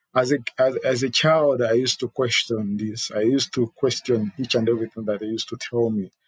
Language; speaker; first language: English; non-native, local second language; Ganda